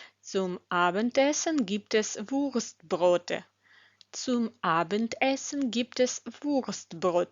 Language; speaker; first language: German; non-native, fluent; Ukrainian